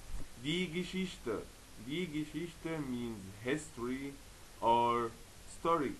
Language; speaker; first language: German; non-native, fluent; Arabic